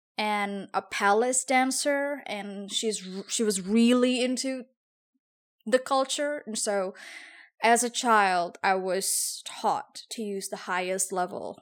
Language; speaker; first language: English; non-native, fluent; Javanese